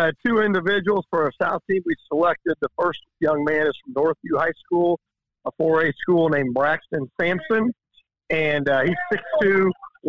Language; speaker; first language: English; native; English